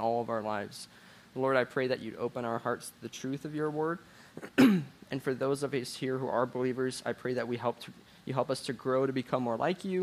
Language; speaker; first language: English; native; English